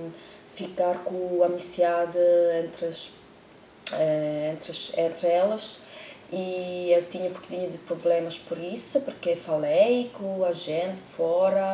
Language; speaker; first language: Portuguese; non-native, learner; Italian